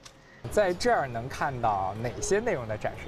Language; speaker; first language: Chinese; native; Chinese